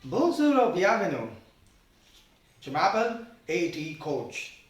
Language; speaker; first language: French; non-native, fluent; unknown